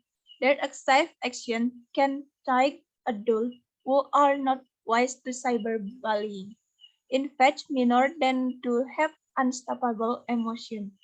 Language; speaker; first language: English; non-native, fluent; Indonesian